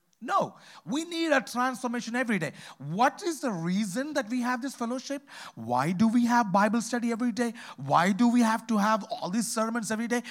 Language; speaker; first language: English; non-native, local second language; Malayalam